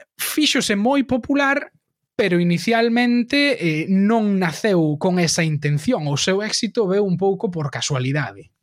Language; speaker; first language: Galician; native; Galician